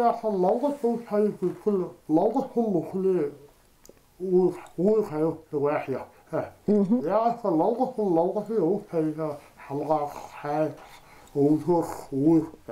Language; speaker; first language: Mongolian; non-native, learner; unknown